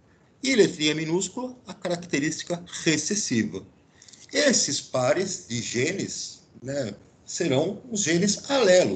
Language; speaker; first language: Portuguese; native; Portuguese